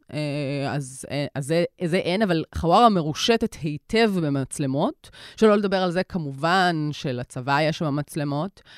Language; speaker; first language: Hebrew; native; Hebrew